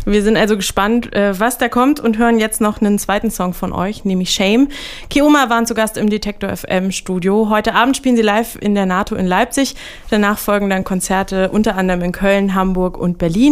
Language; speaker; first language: German; native; German